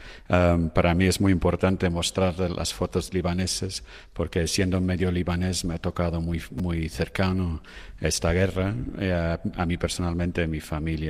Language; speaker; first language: Spanish; non-native, fluent; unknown